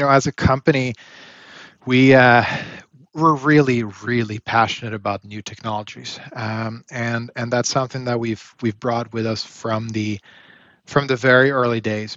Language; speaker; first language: English; native; English